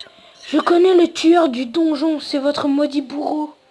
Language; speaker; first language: French; native; French